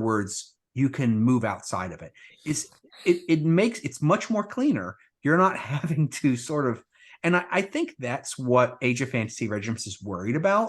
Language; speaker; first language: English; native; English